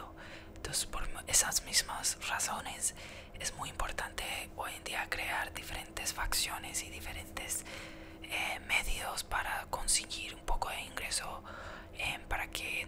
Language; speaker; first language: Spanish; early bilingual, heritage; Spanish